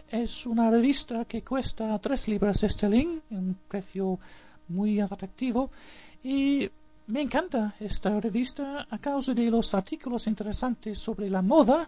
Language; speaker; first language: Spanish; non-native, learner; English